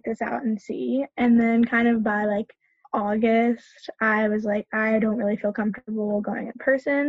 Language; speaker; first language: English; native; English